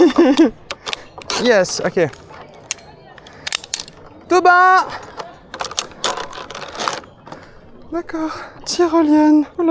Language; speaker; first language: French; native; French